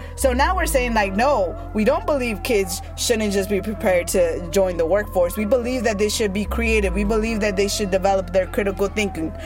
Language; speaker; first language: English; early bilingual, other home language; Spanish